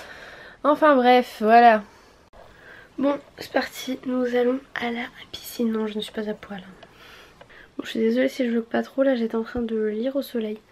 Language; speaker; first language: French; native; French